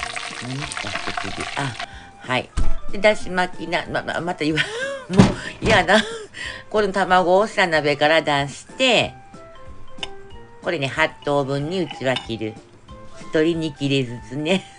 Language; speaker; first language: Japanese; native; Japanese